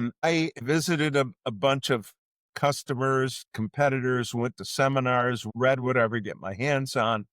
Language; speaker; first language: English; native; English